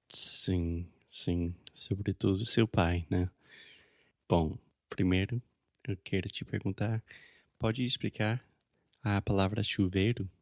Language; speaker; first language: Portuguese; non-native, fluent; English